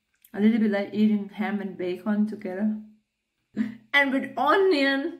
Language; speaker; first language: English; non-native, learner; Thai